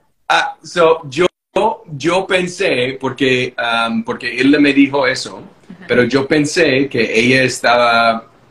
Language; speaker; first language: Spanish; non-native, learner; English